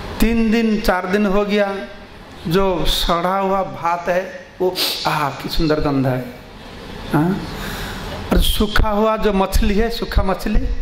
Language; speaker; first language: Hindi; non-native, local second language; Bangla